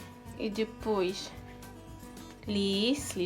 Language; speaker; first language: Portuguese; non-native, local second language; Tetum